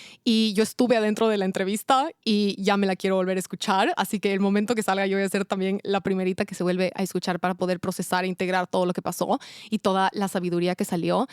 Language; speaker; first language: Spanish; native; Spanish